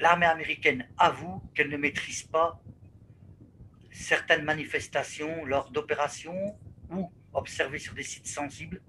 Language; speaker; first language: French; native; French